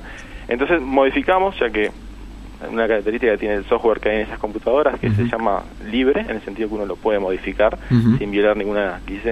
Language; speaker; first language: Spanish; native; Spanish